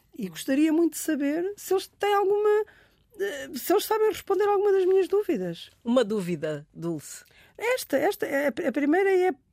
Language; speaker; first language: Portuguese; native; Portuguese